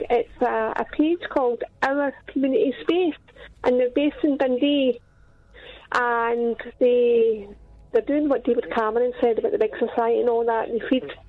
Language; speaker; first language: English; native; English